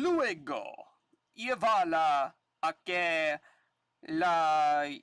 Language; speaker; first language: Spanish; non-native, learner; English